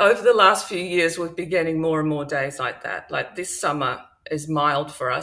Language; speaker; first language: English; native; English